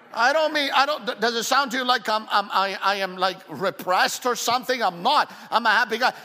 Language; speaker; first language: English; early bilingual, other home language; Italian